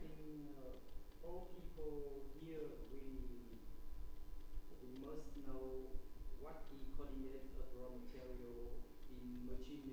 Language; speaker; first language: English; non-native, learner; Vietnamese